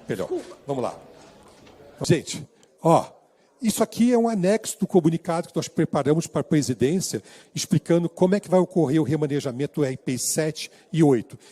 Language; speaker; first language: Portuguese; native; Portuguese